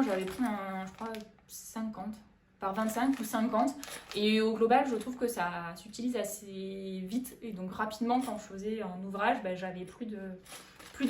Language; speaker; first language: French; native; French